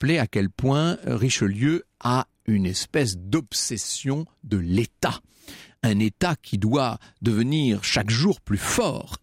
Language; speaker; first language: French; native; French